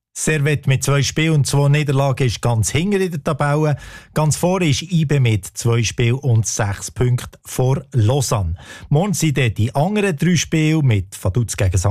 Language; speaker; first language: German; native; German